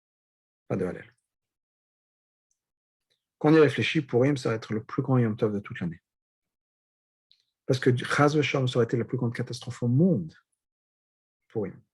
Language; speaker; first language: French; native; French